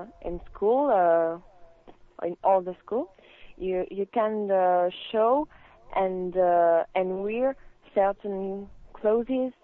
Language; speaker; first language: English; non-native, learner; French